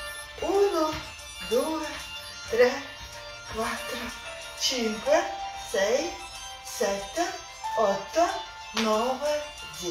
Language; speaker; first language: Italian; non-native, learner; Russian